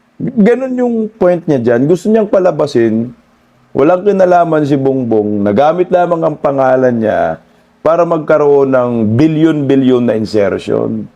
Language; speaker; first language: Filipino; non-native, local second language; Cebuano